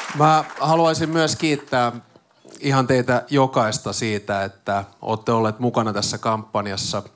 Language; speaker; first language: Finnish; native; Finnish